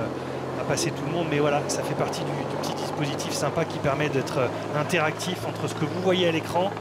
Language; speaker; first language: French; native; French